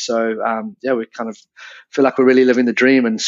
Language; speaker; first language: English; native; English